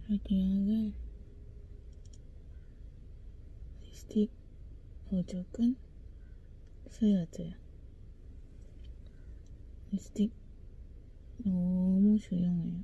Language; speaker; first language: Korean; non-native, learner; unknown